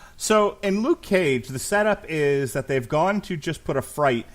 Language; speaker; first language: English; native; English